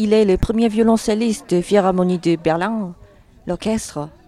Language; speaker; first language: French; non-native, learner; Korean